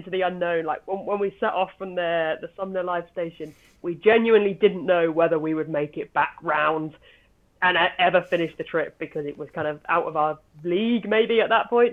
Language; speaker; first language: English; native; English